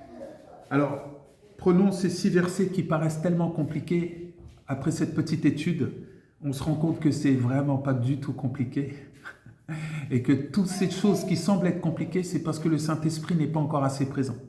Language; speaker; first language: French; native; French